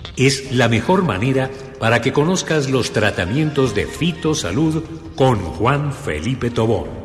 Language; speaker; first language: Spanish; native; Spanish